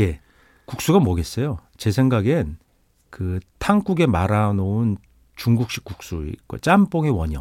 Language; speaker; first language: Korean; native; Korean